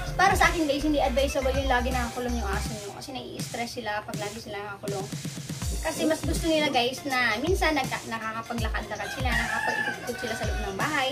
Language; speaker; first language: Filipino; non-native, local second language; Bikol